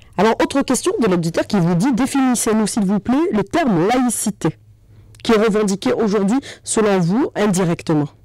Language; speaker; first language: French; non-native, local second language; Arabic